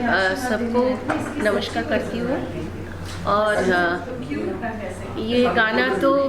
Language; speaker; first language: Hindi; non-native, local second language; Bangla